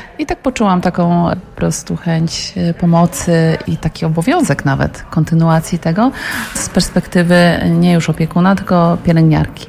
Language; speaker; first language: Polish; native; Polish